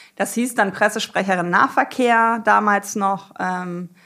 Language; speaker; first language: German; native; German